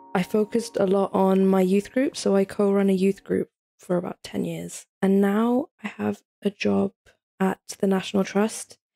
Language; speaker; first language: English; early bilingual, other home language; Hindi